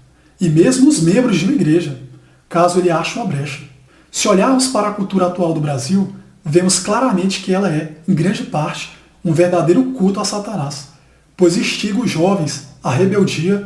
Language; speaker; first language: Portuguese; native; Portuguese